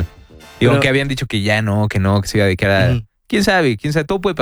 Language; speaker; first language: Spanish; native; Spanish